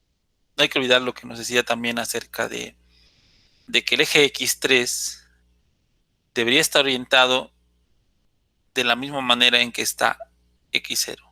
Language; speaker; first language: Spanish; native; Spanish